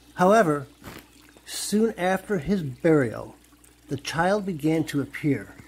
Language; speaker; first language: English; native; English